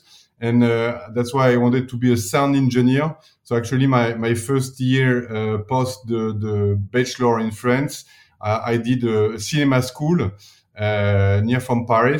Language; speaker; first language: English; non-native, fluent; French